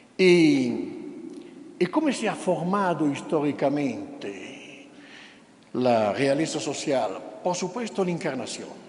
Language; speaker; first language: Spanish; non-native, fluent; Italian